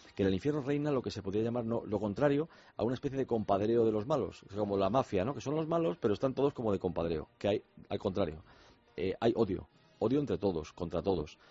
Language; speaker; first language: Spanish; native; Spanish